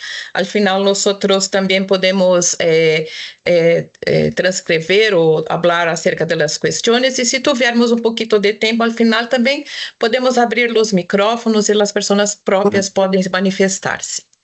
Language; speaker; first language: Spanish; non-native, local second language; Portuguese